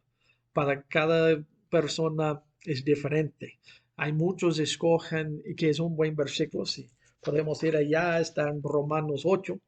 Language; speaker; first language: Spanish; non-native, fluent; English